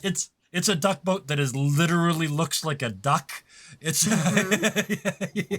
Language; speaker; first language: English; native; English